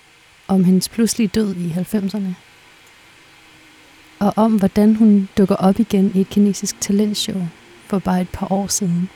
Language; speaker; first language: Danish; early bilingual, other home language; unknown